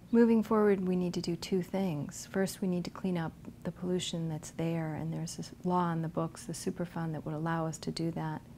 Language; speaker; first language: English; native; English